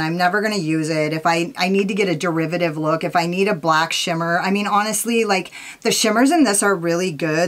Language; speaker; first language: English; native; English